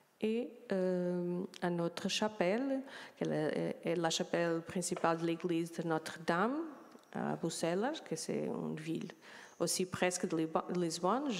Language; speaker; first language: French; non-native, learner; Portuguese